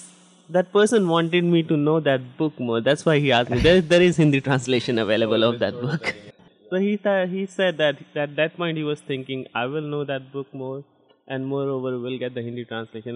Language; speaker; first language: English; non-native, local second language; Hindi